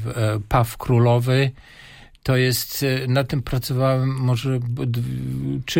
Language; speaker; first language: Polish; non-native, fluent; German